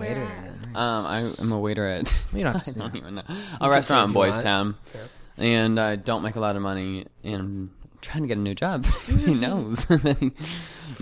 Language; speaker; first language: English; native; English